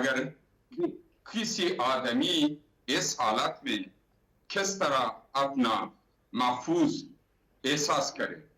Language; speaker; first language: Hindi; non-native, learner; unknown